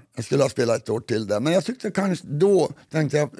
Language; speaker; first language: Swedish; native; Swedish